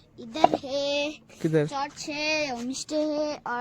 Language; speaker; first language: Hindi; non-native, local second language; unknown